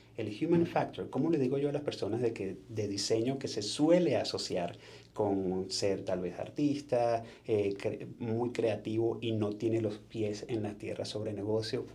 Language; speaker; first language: Spanish; native; Spanish